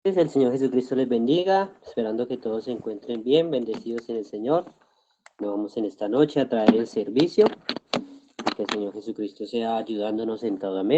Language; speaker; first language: Spanish; native; Spanish